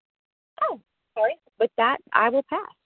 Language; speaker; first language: English; native; English